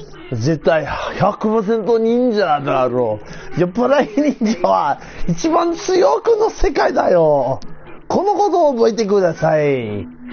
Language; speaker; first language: Japanese; non-native, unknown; English